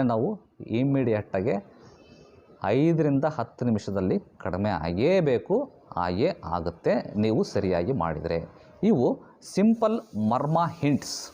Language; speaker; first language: Kannada; native; Kannada